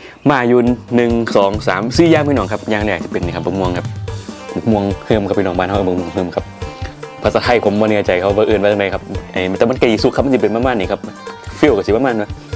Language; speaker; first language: Thai; non-native, local second language; Northeastern Thai